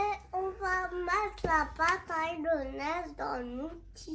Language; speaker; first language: French; early bilingual, heritage; French